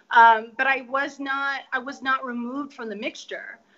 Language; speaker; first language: English; native; English